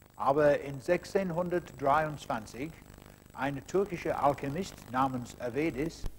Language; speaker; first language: German; non-native, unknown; English